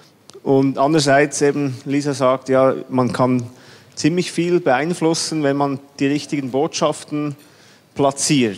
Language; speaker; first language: German; native; German